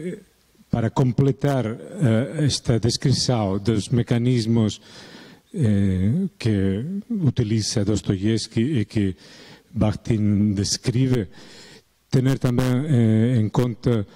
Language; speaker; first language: Portuguese; non-native, fluent; Spanish